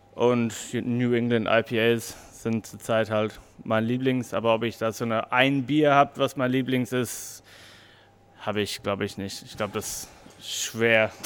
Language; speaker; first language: German; non-native, fluent; English